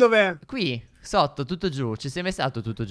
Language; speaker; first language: Italian; native; Italian